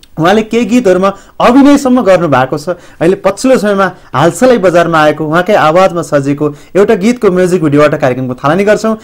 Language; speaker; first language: Nepali; native; Nepali